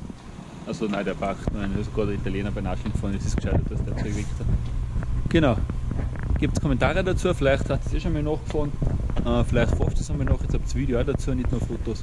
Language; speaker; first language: German; native; German